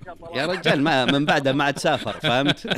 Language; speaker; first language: Arabic; native; Arabic